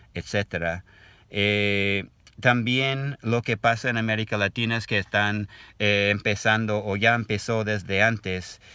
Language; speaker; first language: Spanish; non-native, learner; English